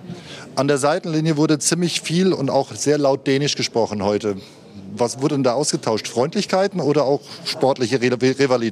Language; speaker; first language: German; native; German